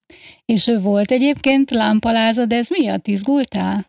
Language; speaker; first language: Hungarian; native; Hungarian